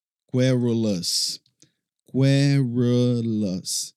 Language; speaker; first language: English; non-native, fluent; Portuguese